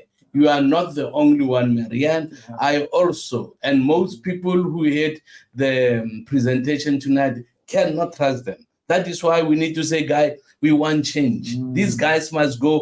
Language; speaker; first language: English; non-native, local second language; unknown